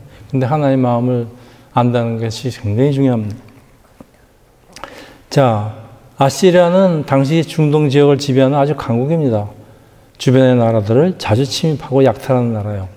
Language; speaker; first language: Korean; native; Korean